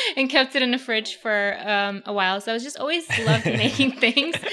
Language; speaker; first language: English; early bilingual, other home language; Russian